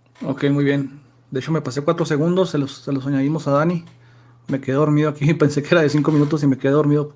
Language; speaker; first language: Spanish; native; Spanish